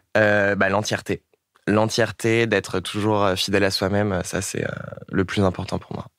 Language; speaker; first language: French; native; French